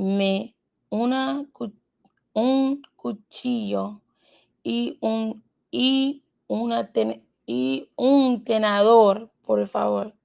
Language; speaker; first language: Spanish; non-native, learner; English